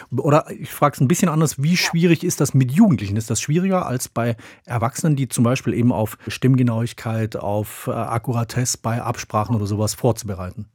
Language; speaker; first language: German; native; German